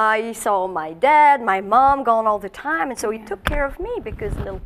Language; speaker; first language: English; non-native, fluent; French